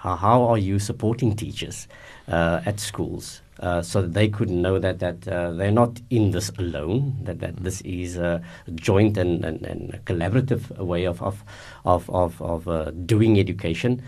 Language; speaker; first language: English; non-native, local second language; Afrikaans